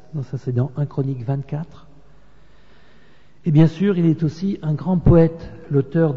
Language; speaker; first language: French; native; French